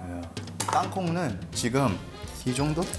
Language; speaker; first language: Korean; early bilingual, heritage; Korean